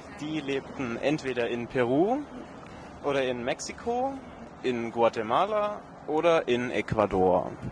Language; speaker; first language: German; native; German